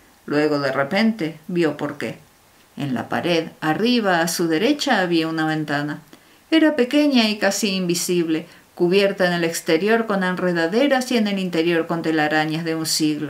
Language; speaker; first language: Spanish; native; Spanish